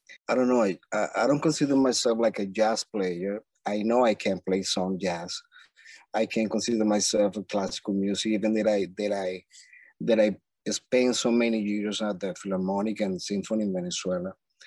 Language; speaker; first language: English; non-native, fluent; Spanish